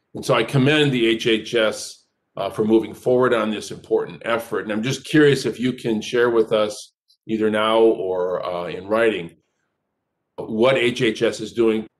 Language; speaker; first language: English; native; English